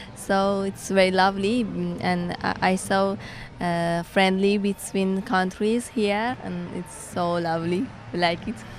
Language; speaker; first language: English; non-native, learner; Persian